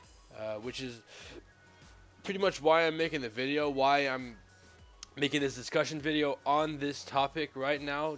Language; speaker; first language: English; native; English